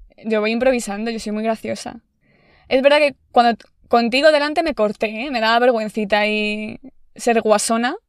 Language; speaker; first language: Spanish; native; Spanish